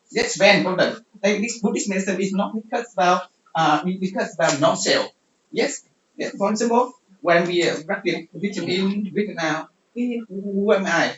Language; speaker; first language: English; non-native, learner; Vietnamese